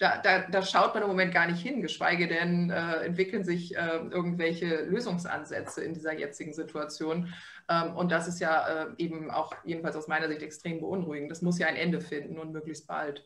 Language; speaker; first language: German; native; German